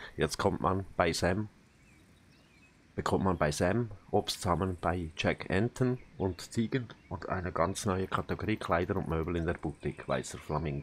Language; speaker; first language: German; native; German